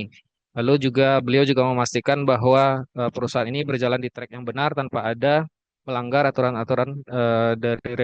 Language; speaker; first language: Indonesian; native; Indonesian